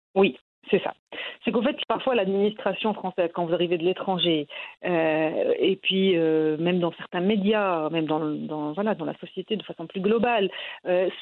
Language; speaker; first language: French; non-native, local second language; Arabic